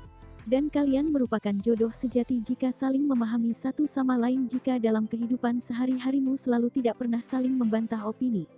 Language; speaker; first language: Indonesian; native; Indonesian